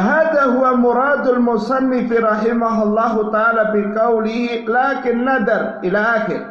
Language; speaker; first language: Arabic; non-native, fluent; Indonesian